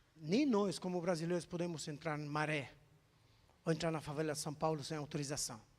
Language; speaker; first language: Portuguese; non-native, fluent; Arabic